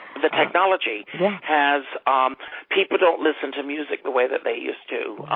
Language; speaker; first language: English; native; English